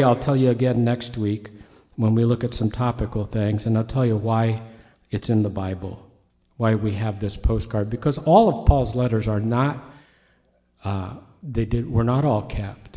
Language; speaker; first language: English; native; English